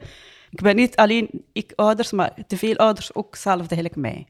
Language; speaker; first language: Dutch; non-native, learner; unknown